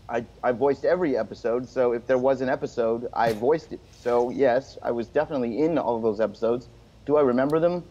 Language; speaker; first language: English; native; English